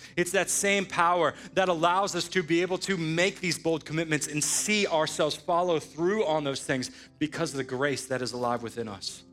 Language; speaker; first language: English; native; English